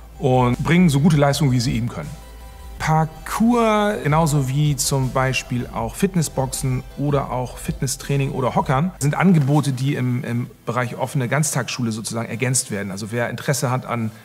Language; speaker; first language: German; native; German